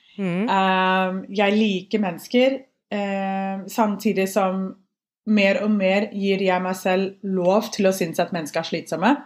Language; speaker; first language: Norwegian; non-native, fluent; English